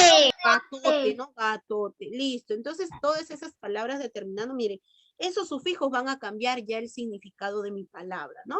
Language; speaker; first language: Spanish; native; Spanish